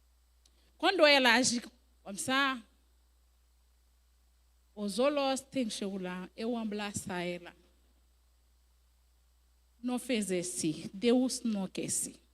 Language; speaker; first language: Portuguese; non-native, learner; French